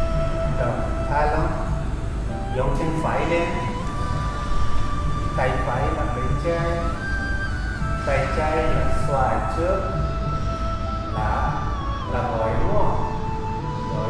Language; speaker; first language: Vietnamese; non-native, learner; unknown